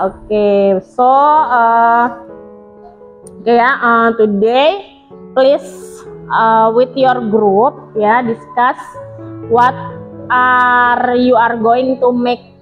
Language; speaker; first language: English; non-native, learner; Indonesian